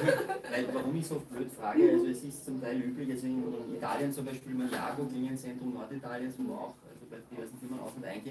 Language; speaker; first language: German; native; German